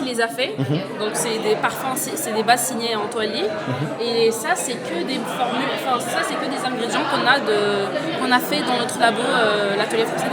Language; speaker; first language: French; native; French